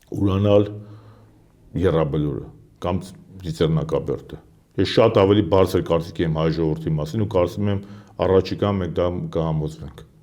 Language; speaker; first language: Armenian; native; Armenian